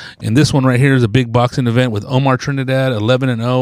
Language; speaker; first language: English; early bilingual, other home language; Spanish